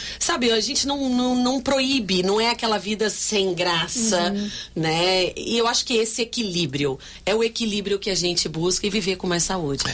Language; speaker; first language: Portuguese; native; Portuguese